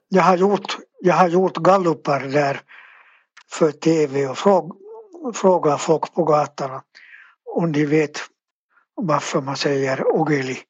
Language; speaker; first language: Swedish; native; Swedish